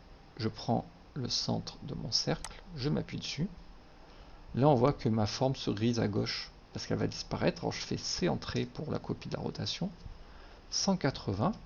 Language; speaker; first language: French; native; French